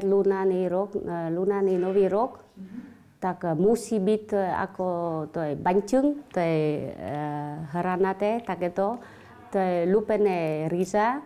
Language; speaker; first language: Slovak; non-native, learner; Vietnamese